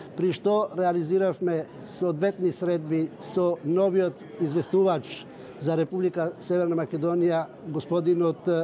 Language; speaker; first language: Macedonian; non-native, local second language; Albanian